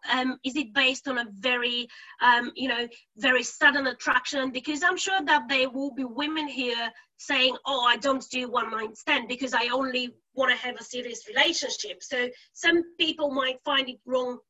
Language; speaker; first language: English; non-native, fluent; Bulgarian